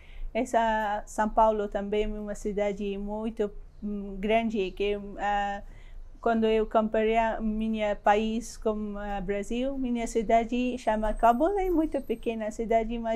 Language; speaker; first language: Portuguese; non-native, learner; Persian